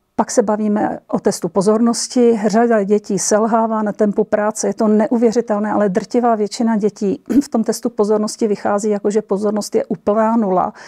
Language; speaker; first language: Czech; native; Czech